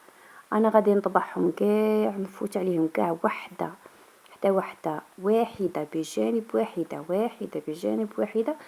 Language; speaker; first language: Arabic; native; Arabic